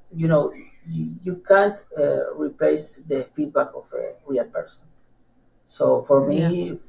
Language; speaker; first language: English; non-native, learner; Spanish